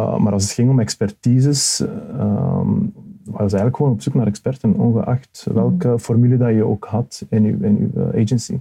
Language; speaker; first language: Dutch; early bilingual, other home language; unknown